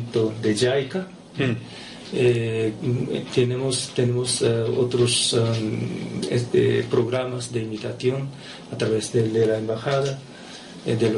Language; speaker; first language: Spanish; non-native, fluent; Japanese